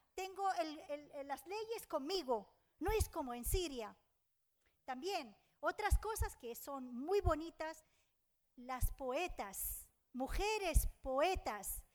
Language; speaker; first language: Spanish; non-native, fluent; Arabic